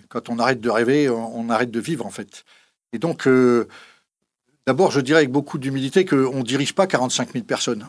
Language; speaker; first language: French; native; French